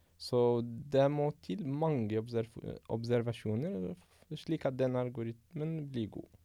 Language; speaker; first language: Norwegian; non-native, fluent; Arabic